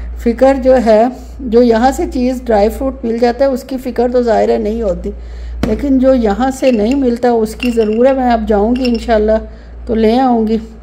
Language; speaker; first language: Urdu; native; Urdu